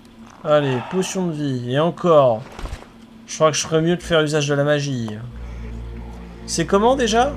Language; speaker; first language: French; native; French